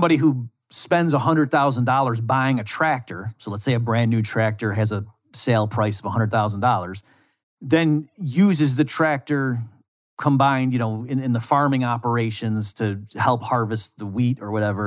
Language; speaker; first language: English; native; English